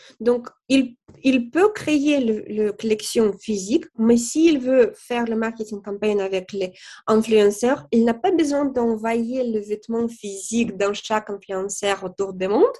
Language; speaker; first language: French; non-native, fluent; Russian